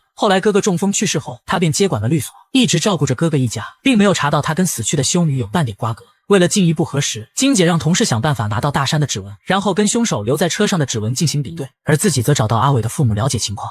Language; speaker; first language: Chinese; native; Chinese